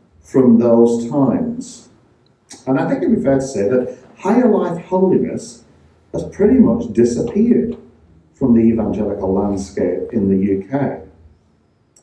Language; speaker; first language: English; native; English